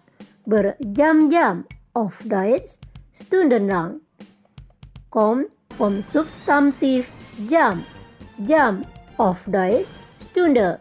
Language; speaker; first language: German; non-native, fluent; Indonesian